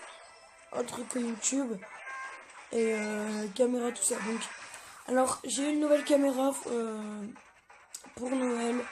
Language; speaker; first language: French; native; French